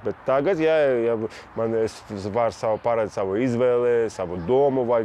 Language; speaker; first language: Latvian; non-native, local second language; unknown